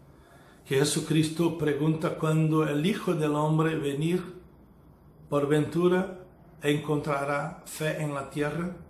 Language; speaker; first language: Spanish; non-native, fluent; Portuguese